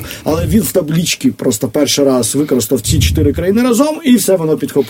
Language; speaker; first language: Ukrainian; native; Ukrainian